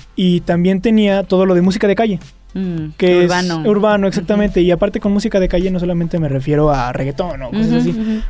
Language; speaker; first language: Spanish; native; Spanish